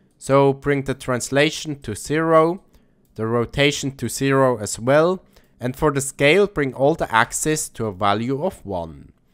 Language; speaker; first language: English; non-native, fluent; German